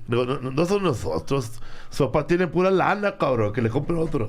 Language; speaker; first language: Spanish; early bilingual, heritage; Spanish